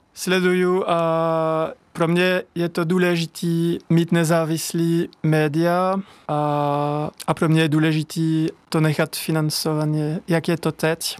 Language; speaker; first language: Czech; non-native, fluent; French